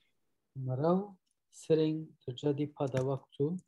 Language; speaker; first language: Indonesian; non-native, learner; Turkish